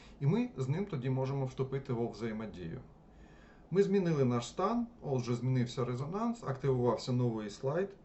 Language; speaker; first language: Ukrainian; non-native, local second language; Russian